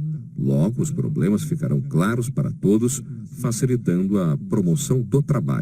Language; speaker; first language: Portuguese; native; Portuguese